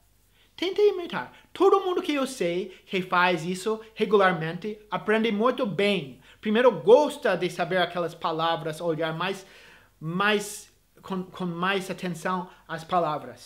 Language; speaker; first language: Portuguese; non-native, fluent; English